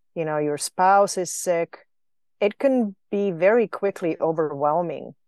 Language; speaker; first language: English; non-native, fluent; Slovenian